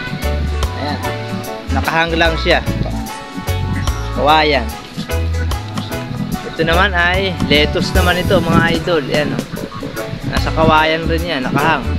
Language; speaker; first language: Filipino; native; Filipino